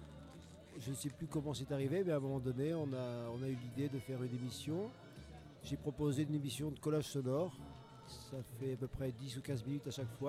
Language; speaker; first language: French; native; French